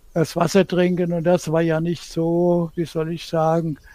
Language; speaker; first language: German; native; German